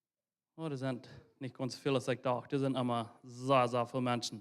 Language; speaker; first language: German; non-native, learner; Low German